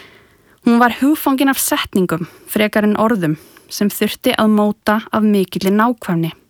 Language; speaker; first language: Icelandic; native; Icelandic